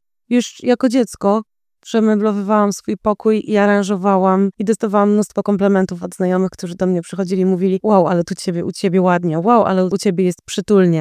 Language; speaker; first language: Polish; native; Polish